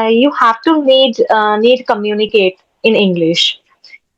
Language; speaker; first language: English; non-native, learner; Hindi